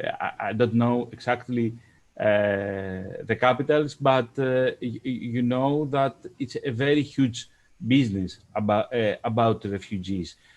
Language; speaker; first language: English; non-native, fluent; Greek